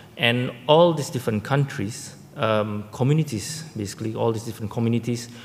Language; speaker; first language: English; non-native, local second language; Malay